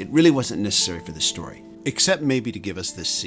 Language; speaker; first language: English; native; English